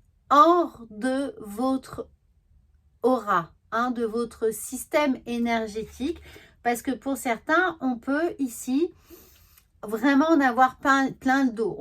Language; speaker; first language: French; native; French